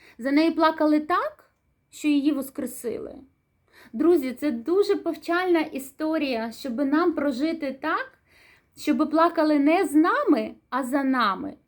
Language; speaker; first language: Ukrainian; non-native, local second language; Russian